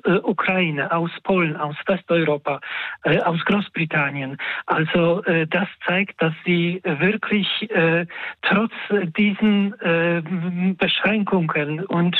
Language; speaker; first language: German; non-native, fluent; Polish